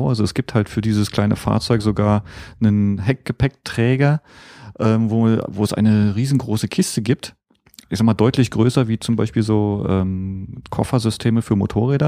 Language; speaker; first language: German; native; German